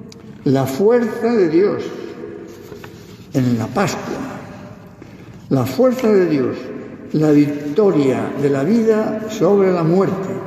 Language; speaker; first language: Spanish; native; Spanish